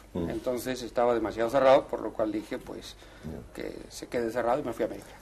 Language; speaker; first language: Spanish; native; Spanish